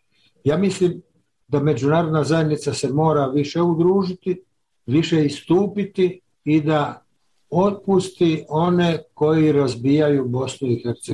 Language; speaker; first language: Serbian; native; Serbian